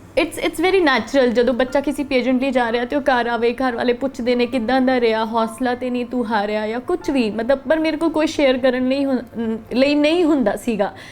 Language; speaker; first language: Punjabi; native; Punjabi